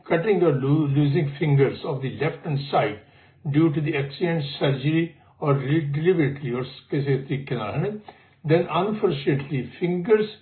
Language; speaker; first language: English; non-native, local second language; Punjabi